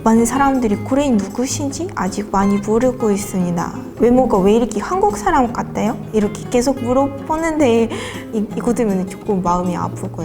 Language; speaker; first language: Korean; non-native, fluent; Russian